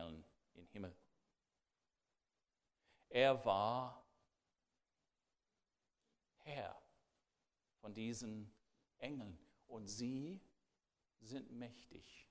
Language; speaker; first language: German; non-native, fluent; English